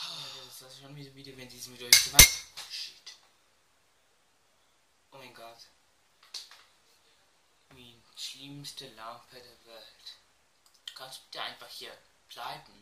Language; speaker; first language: German; early bilingual, other home language; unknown